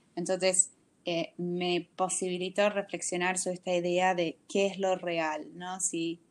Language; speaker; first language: Spanish; non-native, fluent; English